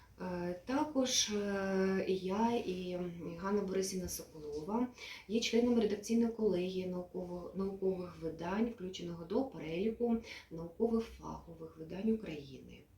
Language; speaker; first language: Ukrainian; native; Ukrainian